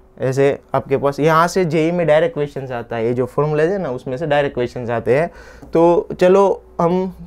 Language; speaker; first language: Hindi; non-native, local second language; Gujarati